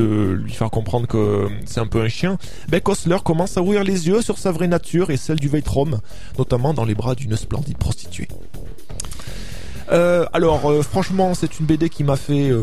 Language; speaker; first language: French; native; French